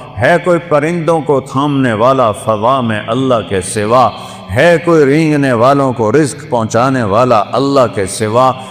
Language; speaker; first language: Urdu; non-native, local second language; Saraiki